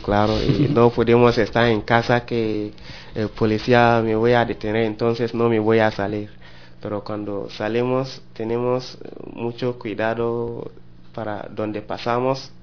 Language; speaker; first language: Spanish; non-native, learner; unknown